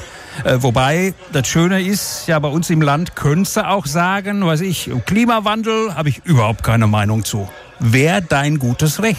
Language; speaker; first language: German; native; German